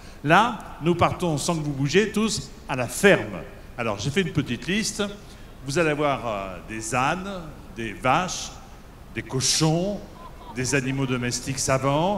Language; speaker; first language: French; native; French